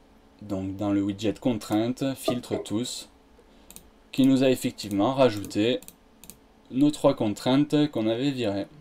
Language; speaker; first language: French; native; French